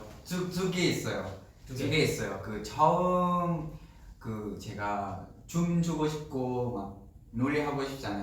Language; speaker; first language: Korean; non-native, learner; Vietnamese